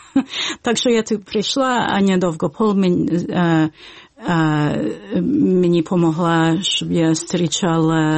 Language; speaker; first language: Ukrainian; early bilingual, heritage; Ukrainian